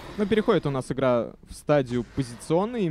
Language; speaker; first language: Russian; native; Russian